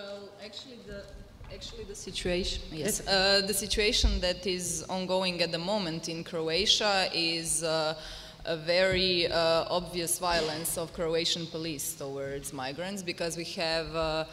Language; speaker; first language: English; non-native, fluent; Serbian